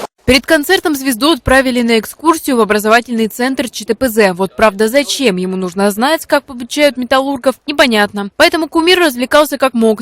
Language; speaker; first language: Russian; native; Russian